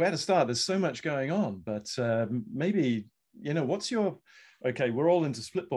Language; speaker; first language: English; native; English